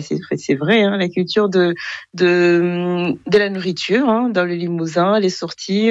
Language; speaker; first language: French; non-native, local second language; Kinyarwanda